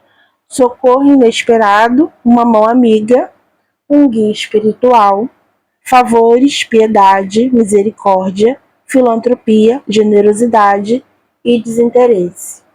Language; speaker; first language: Portuguese; native; Portuguese